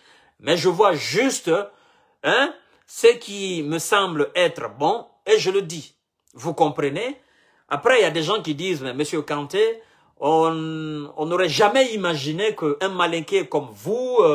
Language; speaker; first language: French; non-native, local second language; Mandingo